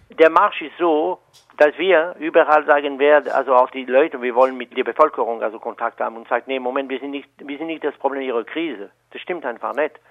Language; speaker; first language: German; non-native, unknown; French